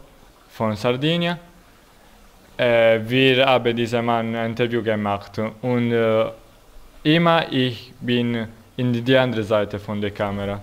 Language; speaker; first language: German; non-native, learner; Italian